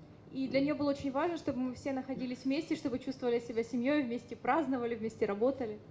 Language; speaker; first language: Russian; native; Russian